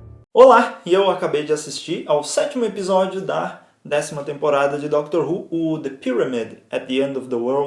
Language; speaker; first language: Portuguese; native; Portuguese